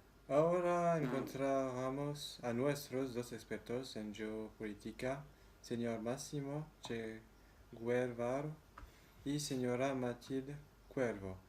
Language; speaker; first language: Spanish; non-native, learner; French